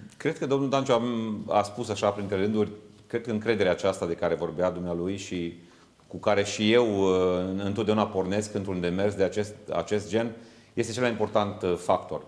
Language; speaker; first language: Romanian; native; Romanian